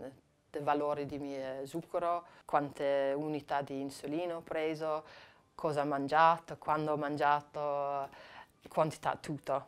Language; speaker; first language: Italian; non-native, learner; English